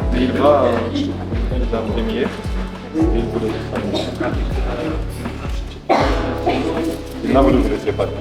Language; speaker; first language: French; non-native, learner; Romanian